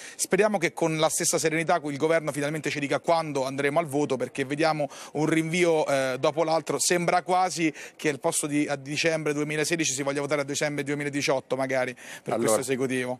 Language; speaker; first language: Italian; native; Italian